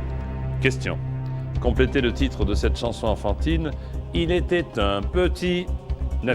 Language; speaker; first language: French; native; French